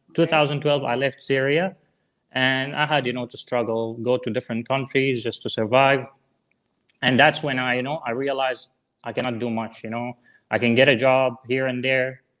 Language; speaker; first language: English; non-native, fluent; Arabic